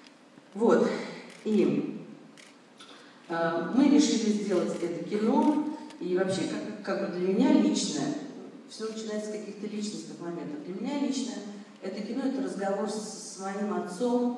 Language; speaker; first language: Russian; native; Russian